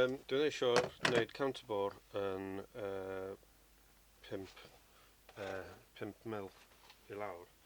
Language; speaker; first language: Welsh; non-native, learner; English